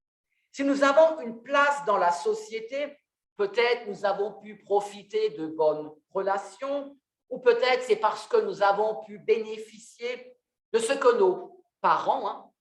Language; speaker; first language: French; native; French